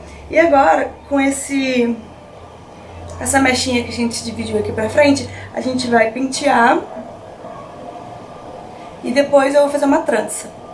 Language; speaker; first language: Portuguese; native; Portuguese